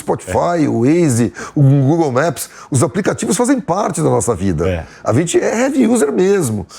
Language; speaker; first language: Portuguese; native; Portuguese